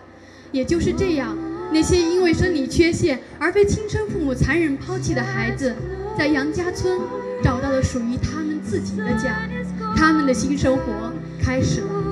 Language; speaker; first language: Chinese; native; Chinese